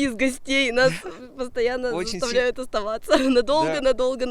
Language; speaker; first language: Russian; native; Russian